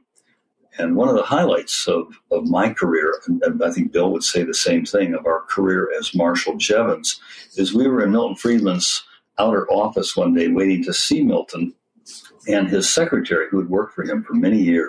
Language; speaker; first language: English; native; English